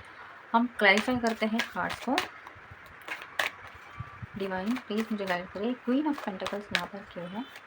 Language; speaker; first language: Hindi; native; Hindi